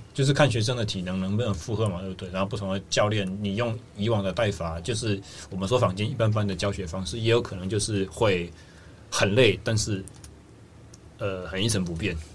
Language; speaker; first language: Chinese; native; Chinese